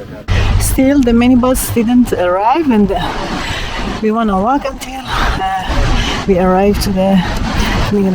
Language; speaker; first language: English; non-native, learner; Kurdish